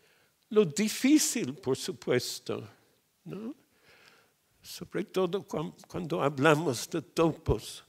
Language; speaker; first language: Spanish; non-native, fluent; English